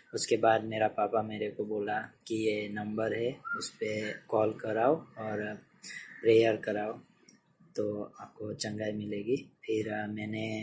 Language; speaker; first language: Hindi; non-native, local second language; Gujarati